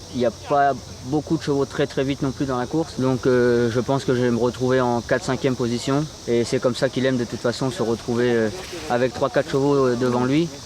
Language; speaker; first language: French; native; French